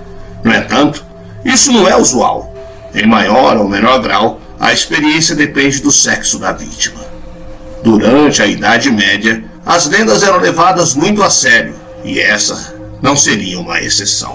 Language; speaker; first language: Portuguese; native; Portuguese